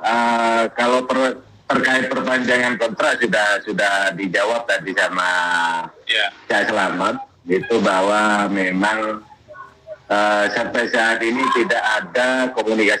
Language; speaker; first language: Indonesian; non-native, local second language; Madurese